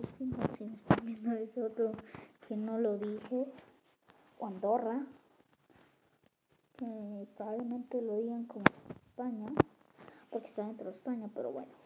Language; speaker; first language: Spanish; early bilingual, other home language; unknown